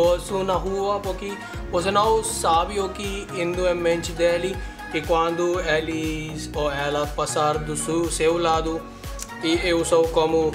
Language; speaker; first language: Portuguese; non-native, learner; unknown